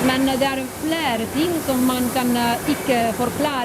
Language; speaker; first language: Norwegian; non-native, fluent; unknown